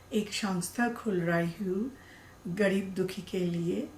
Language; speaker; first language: Hindi; non-native, learner; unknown